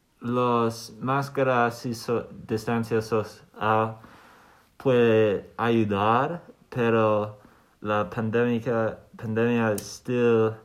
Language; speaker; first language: Spanish; non-native, learner; English